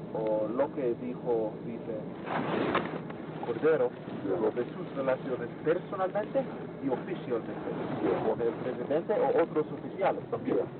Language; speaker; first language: Spanish; non-native, fluent; English